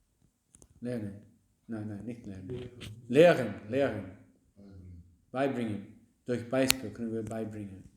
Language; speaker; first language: German; non-native, learner; English